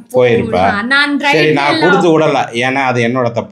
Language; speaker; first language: Tamil; native; Tamil